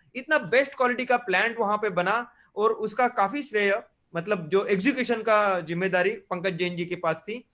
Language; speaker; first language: Hindi; non-native, local second language; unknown